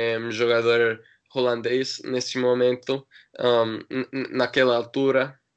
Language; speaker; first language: Portuguese; non-native, learner; English